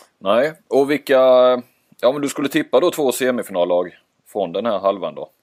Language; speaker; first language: Swedish; native; Swedish